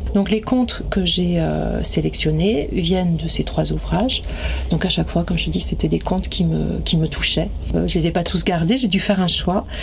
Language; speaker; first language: French; native; French